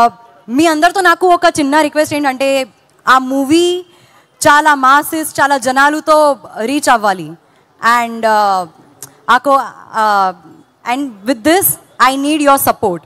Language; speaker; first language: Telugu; non-native, learner; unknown